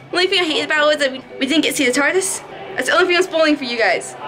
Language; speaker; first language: English; native; English